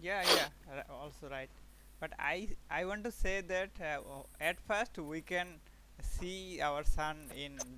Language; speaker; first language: English; non-native, learner; Bangla